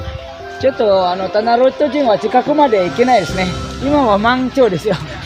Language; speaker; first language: Japanese; non-native, fluent; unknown